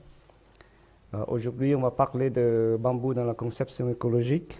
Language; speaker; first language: French; non-native, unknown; Vietnamese